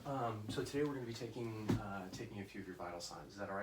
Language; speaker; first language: English; native; English